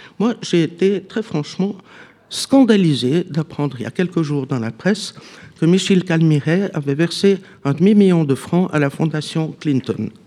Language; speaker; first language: French; native; French